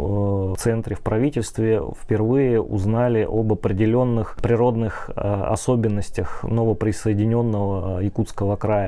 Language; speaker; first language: Russian; native; Russian